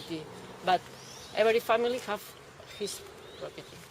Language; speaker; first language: English; non-native, learner; Catalan